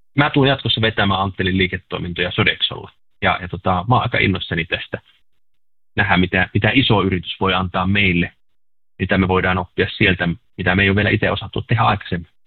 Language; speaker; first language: Finnish; native; Finnish